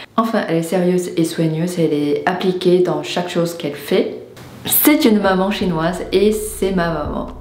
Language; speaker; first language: French; non-native, fluent; Chinese